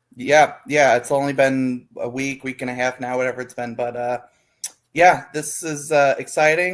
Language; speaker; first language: English; native; English